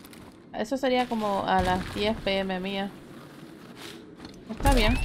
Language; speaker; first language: Spanish; early bilingual, heritage; Spanish